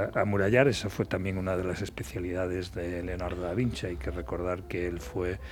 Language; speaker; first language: Spanish; native; Spanish